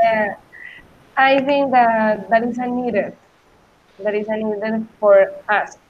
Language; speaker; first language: English; non-native, learner; Spanish